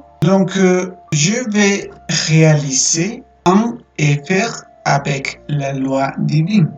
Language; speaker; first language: French; non-native, fluent; Spanish